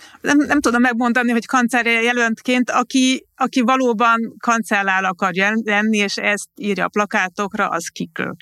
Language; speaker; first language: Hungarian; early bilingual, heritage; Hungarian